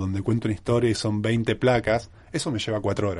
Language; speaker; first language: Spanish; native; Spanish